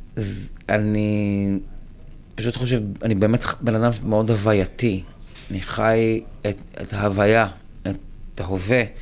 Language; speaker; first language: Hebrew; native; Hebrew